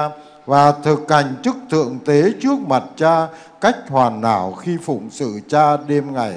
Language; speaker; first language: Vietnamese; native; Vietnamese